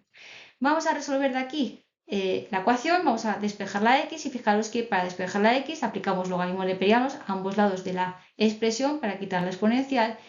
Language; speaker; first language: Spanish; native; Spanish